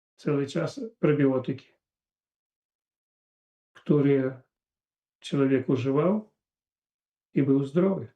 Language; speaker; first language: Polish; non-native, fluent; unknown